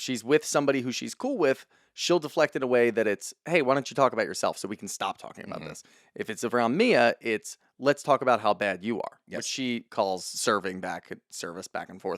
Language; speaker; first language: English; native; English